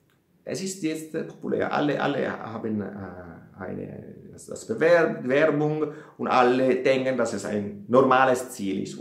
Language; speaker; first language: German; non-native, fluent; Italian